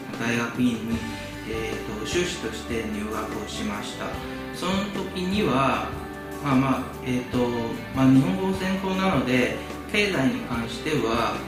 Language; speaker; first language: Japanese; non-native, fluent; Chinese